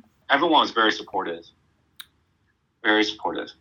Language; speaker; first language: English; early bilingual, other home language; Vietnamese